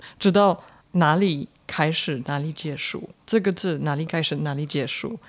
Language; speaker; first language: Chinese; non-native, fluent; French